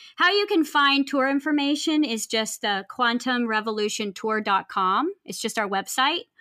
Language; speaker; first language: English; native; English